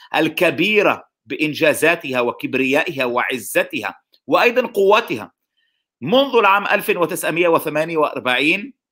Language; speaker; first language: Arabic; non-native, local second language; Hebrew